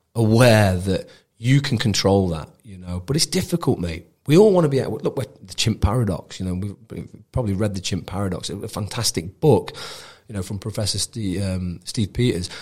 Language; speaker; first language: English; native; English